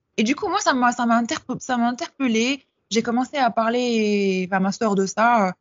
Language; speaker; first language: French; non-native, local second language; Arabic